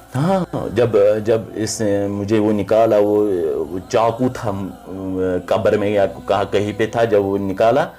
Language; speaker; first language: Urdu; non-native, local second language; Kashmiri